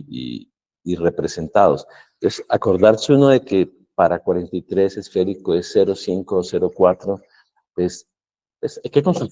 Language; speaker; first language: Spanish; native; Spanish